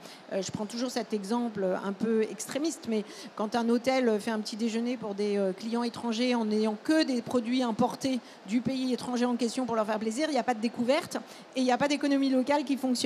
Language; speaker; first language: French; native; French